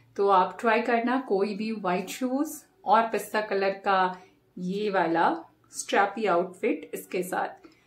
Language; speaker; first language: Hindi; non-native, local second language; Bangla